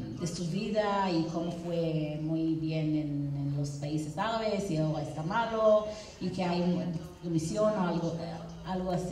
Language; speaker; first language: Spanish; non-native, fluent; Hebrew